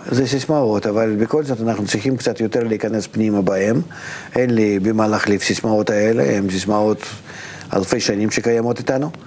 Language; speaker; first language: Hebrew; non-native, fluent; Russian